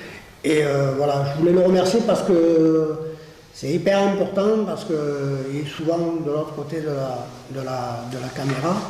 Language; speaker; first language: French; native; French